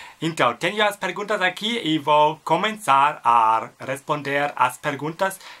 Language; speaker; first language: Portuguese; non-native, learner; German